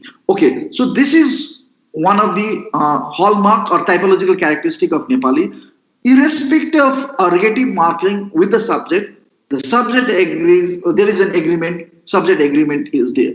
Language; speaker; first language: English; non-native, local second language; Nepali